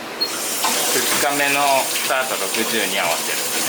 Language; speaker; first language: Japanese; native; Japanese